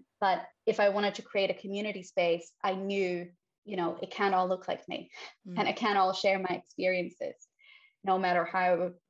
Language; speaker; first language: English; non-native, fluent; Swedish